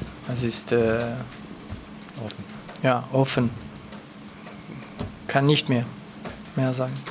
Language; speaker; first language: German; non-native, local second language; French